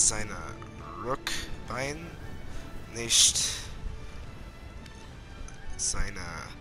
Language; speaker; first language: German; non-native, learner; English